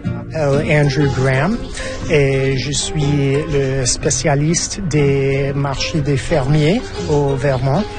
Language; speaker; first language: French; non-native, fluent; English